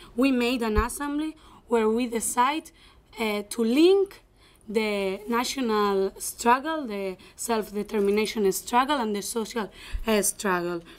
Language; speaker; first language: English; non-native, fluent; Spanish